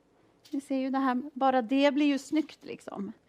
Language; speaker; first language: Swedish; native; Swedish